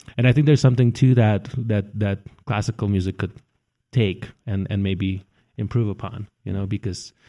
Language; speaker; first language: English; early bilingual, other home language; Russian